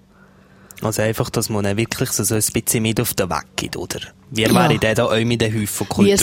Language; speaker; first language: German; native; German